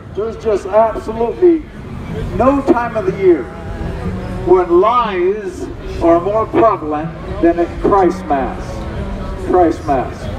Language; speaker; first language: English; native; English